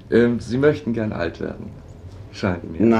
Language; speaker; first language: German; native; German